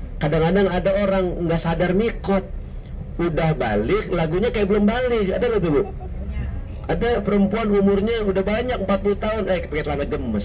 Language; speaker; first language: Indonesian; native; Indonesian